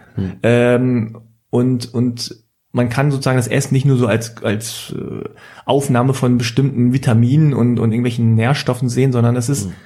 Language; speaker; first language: German; native; German